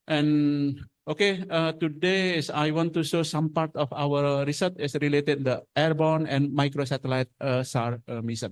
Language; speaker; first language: English; non-native, fluent; Indonesian